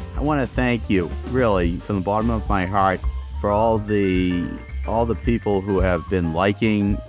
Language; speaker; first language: English; native; English